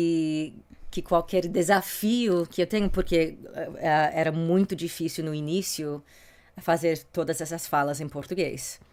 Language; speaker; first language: Portuguese; non-native, fluent; English